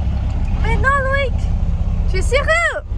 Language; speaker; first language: French; non-native, learner; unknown